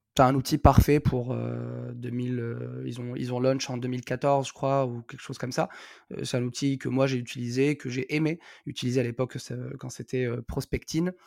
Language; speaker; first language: French; non-native, local second language; Arabic